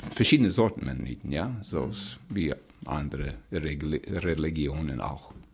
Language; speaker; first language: German; early bilingual, heritage; Plautdietsch